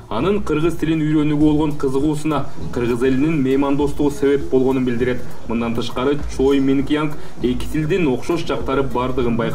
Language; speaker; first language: Kyrgyz; native; Kyrgyz